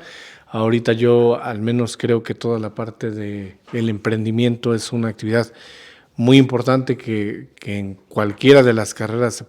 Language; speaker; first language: Spanish; native; Spanish